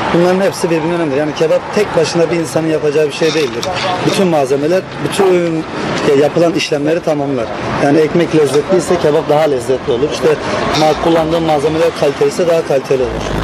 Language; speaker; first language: Turkish; native; Turkish